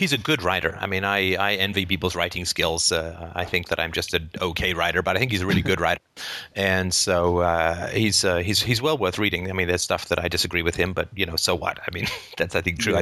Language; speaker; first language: English; native; English